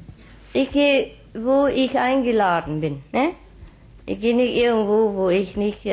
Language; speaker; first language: German; non-native, fluent; Vietnamese